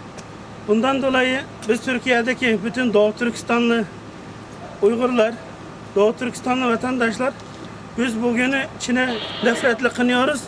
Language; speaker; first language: Turkish; non-native, fluent; Uyghur